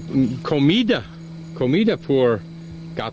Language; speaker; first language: Spanish; non-native, learner; English